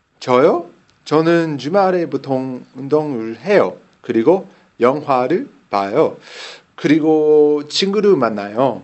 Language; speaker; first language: Korean; non-native, learner; English